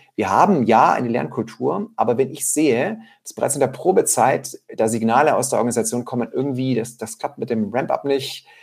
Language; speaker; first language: German; native; German